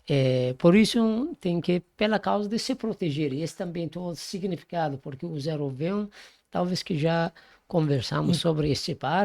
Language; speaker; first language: Portuguese; non-native, fluent; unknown